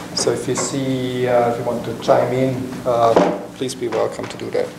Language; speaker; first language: English; non-native, fluent; German